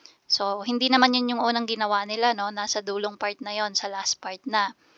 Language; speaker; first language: Filipino; native; Filipino